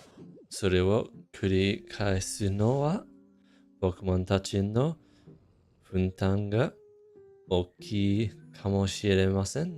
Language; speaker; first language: Japanese; non-native, fluent; English